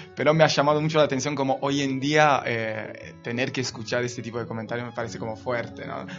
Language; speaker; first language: Spanish; non-native, fluent; Italian